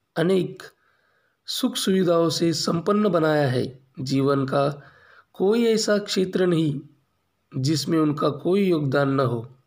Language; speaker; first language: Hindi; non-native, local second language; Marathi